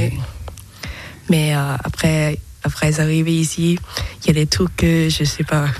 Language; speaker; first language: French; non-native, learner; Thai